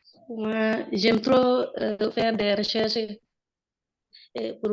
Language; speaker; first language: French; non-native, local second language; Wolof